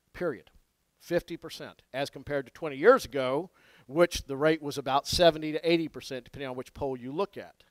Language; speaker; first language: English; native; English